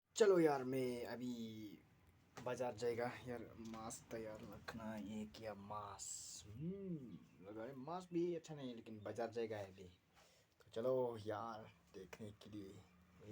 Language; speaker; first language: Hindi; non-native, local second language; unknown